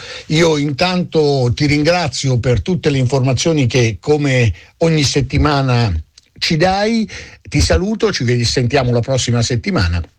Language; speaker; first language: Italian; native; Italian